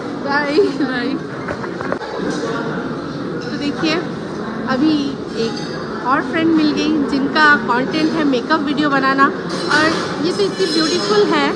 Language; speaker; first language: Hindi; non-native, local second language; Bangla